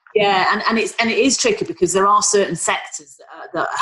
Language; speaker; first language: English; native; English